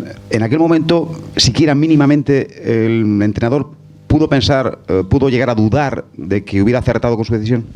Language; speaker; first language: Spanish; native; Spanish